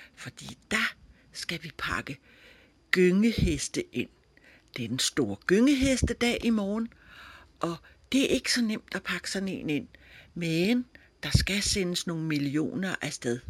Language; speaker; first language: Danish; native; Danish